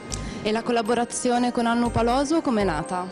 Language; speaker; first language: Italian; native; Italian